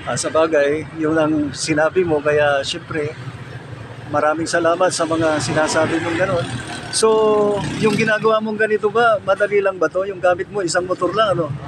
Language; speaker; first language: Filipino; non-native, local second language; Pangasinan